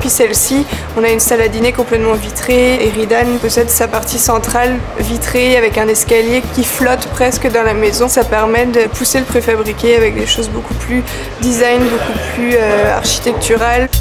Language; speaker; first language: French; native; French